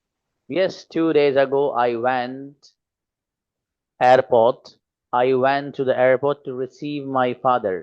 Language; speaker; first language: English; non-native, fluent; Urdu